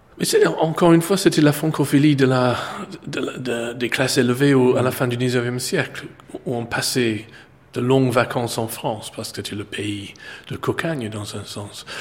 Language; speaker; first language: French; non-native, fluent; English